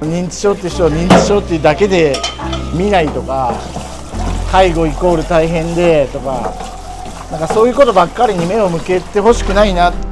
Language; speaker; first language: Japanese; native; Japanese